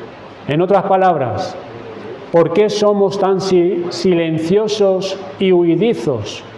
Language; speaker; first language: Spanish; native; Spanish